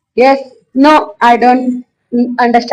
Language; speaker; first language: English; non-native, learner; Hindi